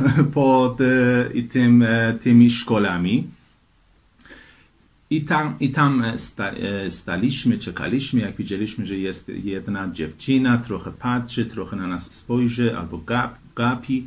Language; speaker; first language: Polish; non-native, fluent; Persian